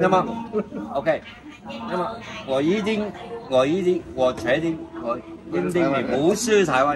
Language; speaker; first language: Chinese; early bilingual, heritage; Chinese